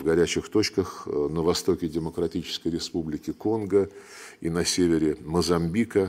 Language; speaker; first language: Russian; native; Russian